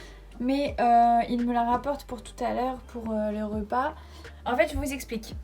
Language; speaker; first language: French; native; French